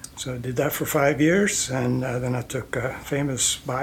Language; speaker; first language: English; non-native, fluent; Icelandic